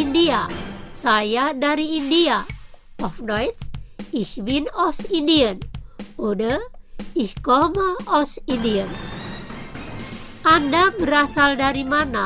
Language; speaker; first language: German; non-native, fluent; Indonesian